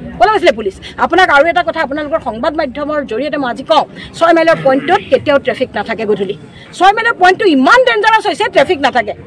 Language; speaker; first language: Assamese; native; Assamese